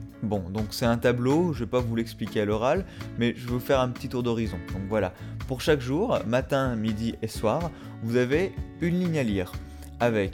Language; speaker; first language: French; native; French